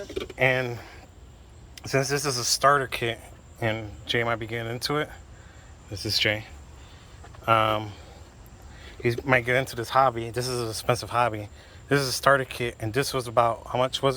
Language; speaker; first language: English; native; English